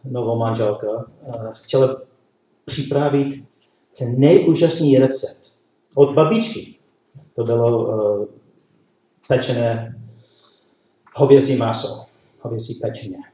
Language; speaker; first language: Czech; non-native, learner; English